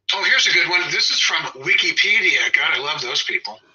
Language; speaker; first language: English; native; English